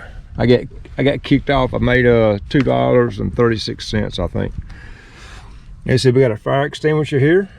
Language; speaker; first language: English; native; English